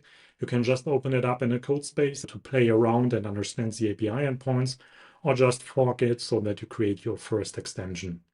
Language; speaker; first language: English; non-native, fluent; German